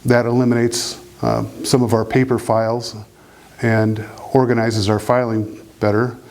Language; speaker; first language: English; native; English